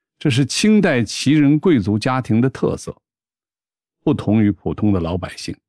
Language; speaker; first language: Chinese; native; Chinese